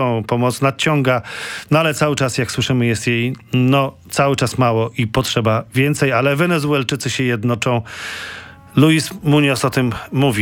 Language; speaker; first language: Polish; native; Polish